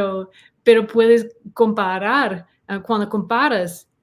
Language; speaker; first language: Spanish; non-native, learner; English